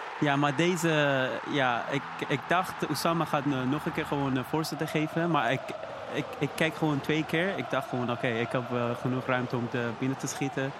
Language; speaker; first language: Dutch; non-native, learner; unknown